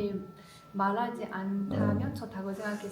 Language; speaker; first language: Korean; non-native, learner; Chinese